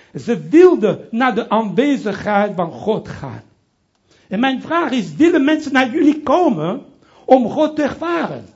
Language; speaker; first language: Dutch; non-native, local second language; French